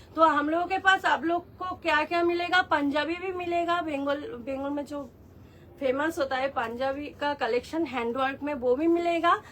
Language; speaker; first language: Hindi; non-native, local second language; Bangla